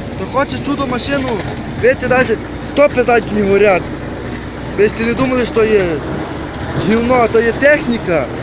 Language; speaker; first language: Ukrainian; native; Ukrainian